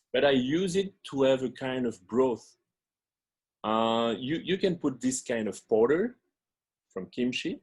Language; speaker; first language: English; non-native, fluent; French